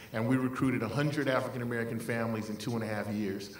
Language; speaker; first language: English; native; English